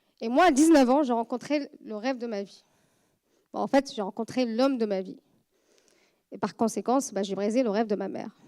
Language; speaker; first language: French; non-native, fluent; Arabic